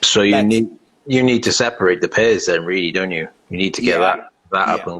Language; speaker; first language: English; native; English